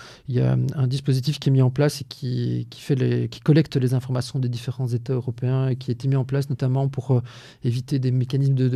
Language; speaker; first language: French; native; French